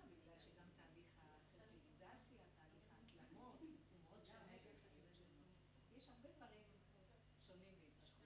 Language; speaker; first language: Hebrew; native; Hebrew